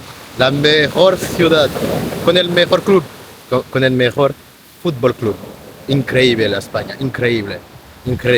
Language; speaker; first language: Spanish; non-native, learner; French